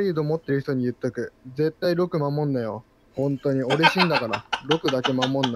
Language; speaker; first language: Japanese; native; Japanese